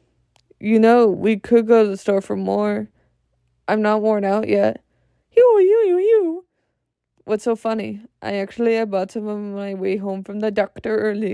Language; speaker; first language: English; native; English